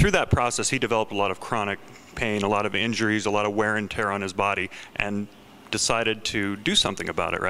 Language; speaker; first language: English; native; English